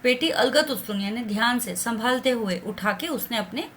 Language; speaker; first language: Hindi; non-native, local second language; Marathi